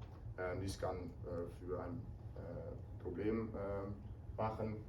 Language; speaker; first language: German; non-native, learner; Dutch